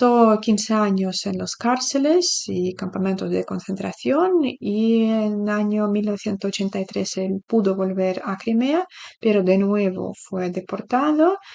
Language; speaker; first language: Spanish; non-native, fluent; Ukrainian